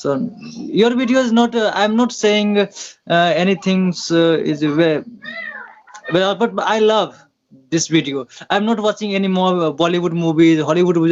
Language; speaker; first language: English; non-native, learner; Hindi